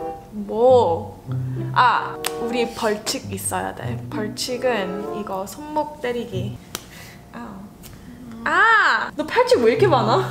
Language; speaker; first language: Korean; early bilingual, heritage; English